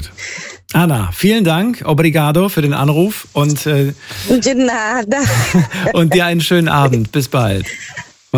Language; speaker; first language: German; native; German